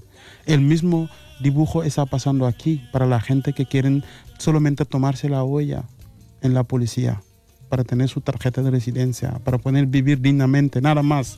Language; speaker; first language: Spanish; non-native, fluent; Wolof